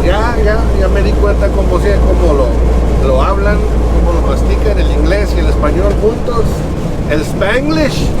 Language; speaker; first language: Spanish; early bilingual, heritage; Spanish